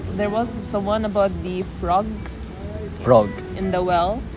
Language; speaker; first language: English; non-native, fluent; Arabic